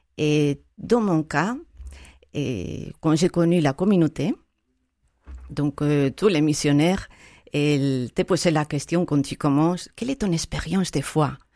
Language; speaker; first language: French; non-native, fluent; Spanish